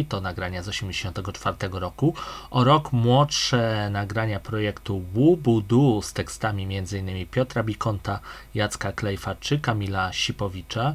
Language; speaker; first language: Polish; native; Polish